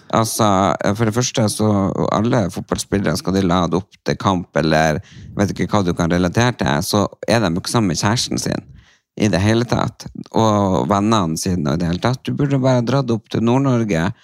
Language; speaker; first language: Norwegian; native; Norwegian